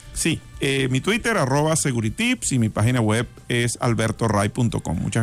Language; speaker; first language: Spanish; native; Spanish